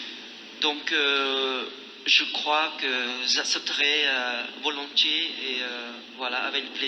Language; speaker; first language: French; non-native, fluent; Khmer